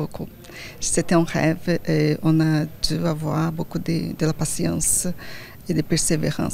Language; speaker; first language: French; non-native, fluent; Portuguese